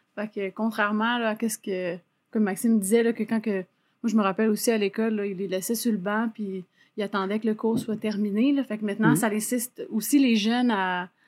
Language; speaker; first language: French; native; French